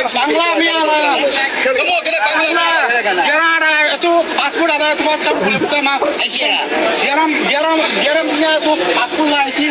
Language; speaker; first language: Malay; non-native, learner; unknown